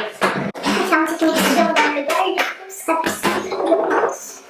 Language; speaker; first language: French; native; French